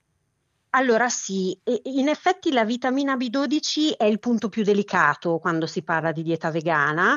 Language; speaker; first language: Italian; native; Italian